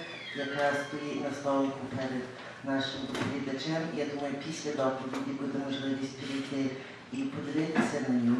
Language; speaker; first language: Ukrainian; early bilingual, heritage; Ukrainian